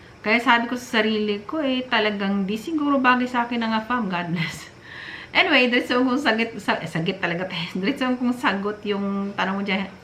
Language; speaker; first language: Filipino; non-native, local second language; Cebuano